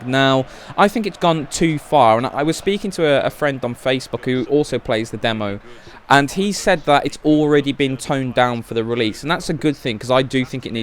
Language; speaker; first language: English; native; English